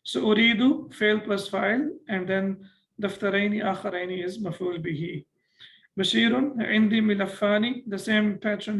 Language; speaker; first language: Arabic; non-native, fluent; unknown